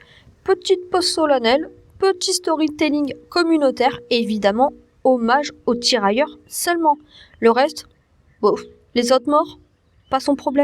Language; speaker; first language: French; native; French